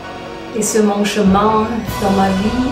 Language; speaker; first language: French; non-native, learner; German